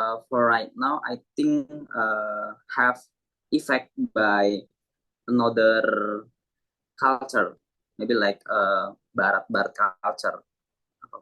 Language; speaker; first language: English; non-native, learner; Indonesian